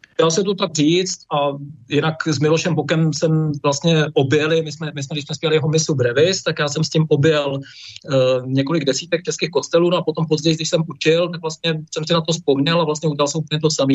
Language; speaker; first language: Czech; native; Czech